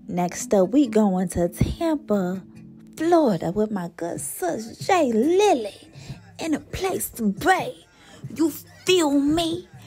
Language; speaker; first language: English; native; English